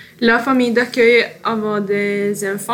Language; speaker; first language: French; non-native, learner; Norwegian